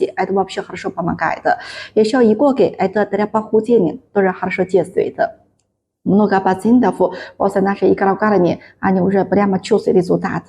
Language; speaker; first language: Russian; non-native, learner; Chinese